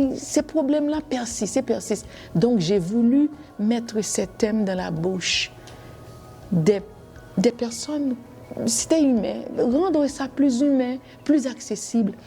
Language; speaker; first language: French; non-native, local second language; Haitian Creole